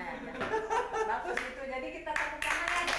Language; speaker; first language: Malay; non-native, local second language; Sundanese